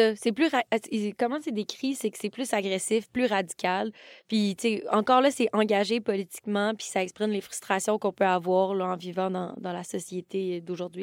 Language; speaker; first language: French; native; French